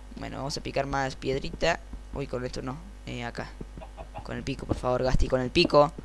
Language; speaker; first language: Spanish; native; Spanish